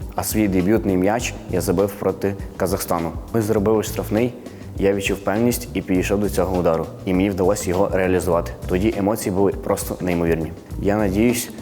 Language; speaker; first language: Ukrainian; native; Ukrainian